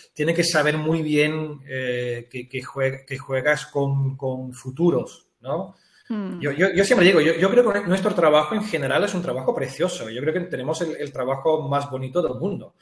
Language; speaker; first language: Spanish; non-native, fluent; Dutch